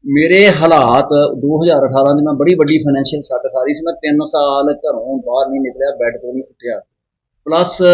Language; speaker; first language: Punjabi; native; Punjabi